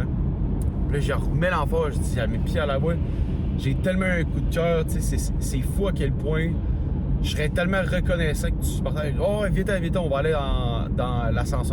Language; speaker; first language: French; native; French